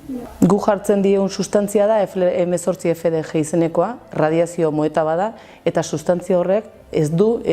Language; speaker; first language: Basque; native; Basque